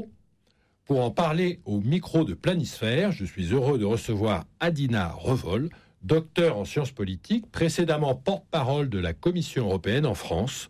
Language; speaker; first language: French; native; French